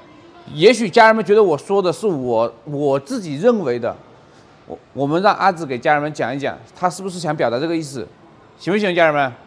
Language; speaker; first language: Chinese; native; Chinese